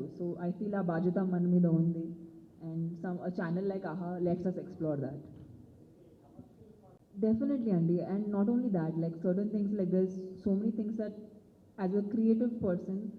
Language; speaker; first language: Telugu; non-native, fluent; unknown